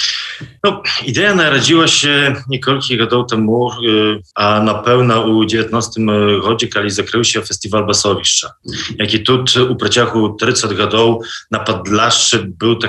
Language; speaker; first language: Belarusian; non-native, local second language; Polish